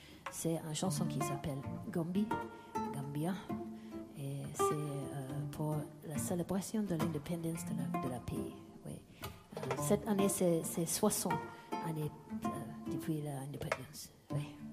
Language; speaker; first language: French; non-native, learner; Mandingo